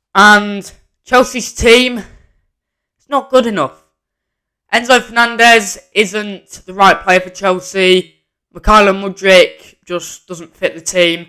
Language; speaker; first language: English; native; English